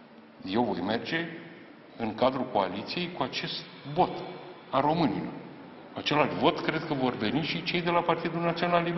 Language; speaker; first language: Romanian; native; Romanian